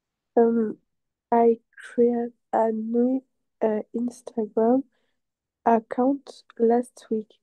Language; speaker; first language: English; non-native, learner; French